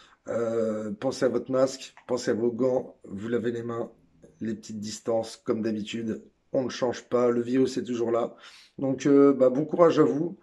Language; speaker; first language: French; native; French